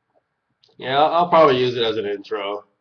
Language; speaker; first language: English; native; English